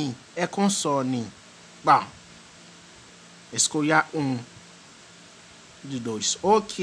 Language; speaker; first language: Portuguese; non-native, fluent; French